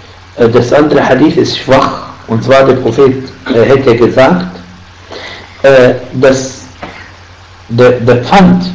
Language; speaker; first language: German; non-native, fluent; Arabic